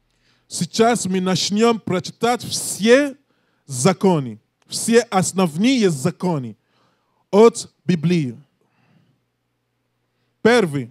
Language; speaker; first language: Russian; non-native, learner; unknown